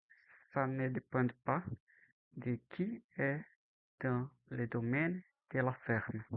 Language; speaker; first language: French; non-native, learner; Portuguese